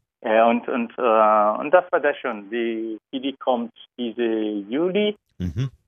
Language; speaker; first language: German; non-native, learner; Turkish